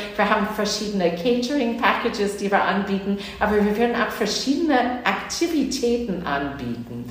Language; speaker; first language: German; non-native, fluent; English